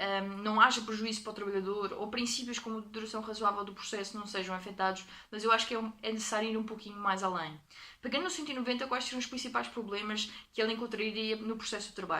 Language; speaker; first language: Portuguese; native; Portuguese